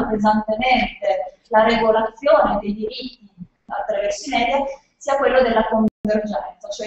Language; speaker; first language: Italian; native; Italian